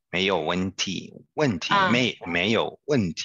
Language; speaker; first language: Chinese; non-native, learner; Spanish